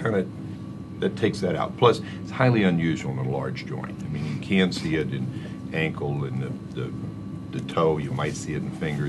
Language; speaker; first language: English; native; English